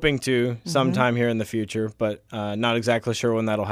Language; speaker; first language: English; native; English